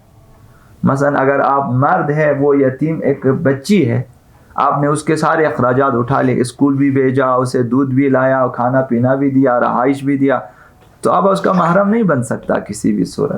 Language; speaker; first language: Urdu; non-native, local second language; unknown